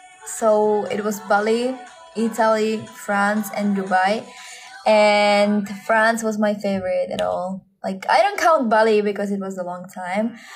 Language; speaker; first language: English; non-native, fluent; Czech